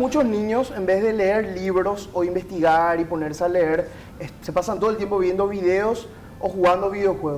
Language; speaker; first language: Spanish; native; Spanish